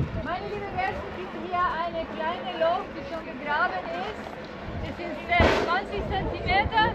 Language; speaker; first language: German; non-native, learner; Spanish